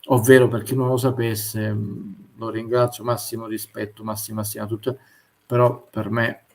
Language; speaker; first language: Italian; native; Italian